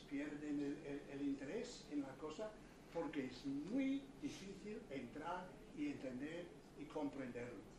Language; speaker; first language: Spanish; non-native, fluent; English